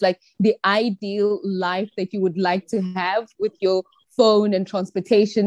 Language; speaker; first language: English; non-native, local second language; Tsonga